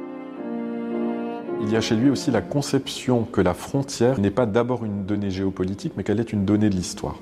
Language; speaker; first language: French; native; French